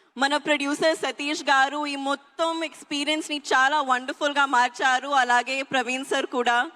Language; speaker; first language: Telugu; non-native, learner; Hindi